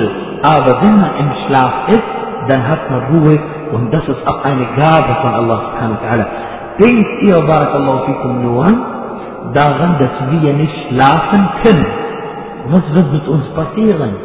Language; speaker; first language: German; non-native, fluent; Arabic